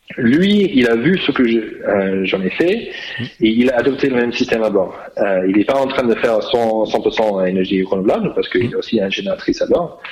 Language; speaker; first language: French; non-native, fluent; English